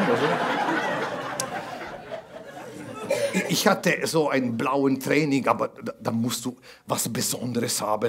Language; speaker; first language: German; non-native, fluent; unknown